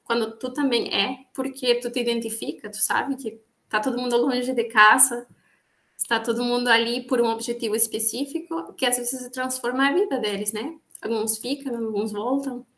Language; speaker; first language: Portuguese; non-native, fluent; Spanish